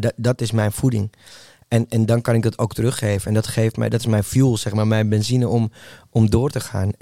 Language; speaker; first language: Dutch; early bilingual, other home language; Spanish